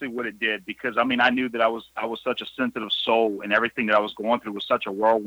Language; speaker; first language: English; native; English